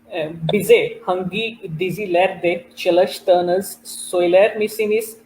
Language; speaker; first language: Turkish; non-native, learner; Urdu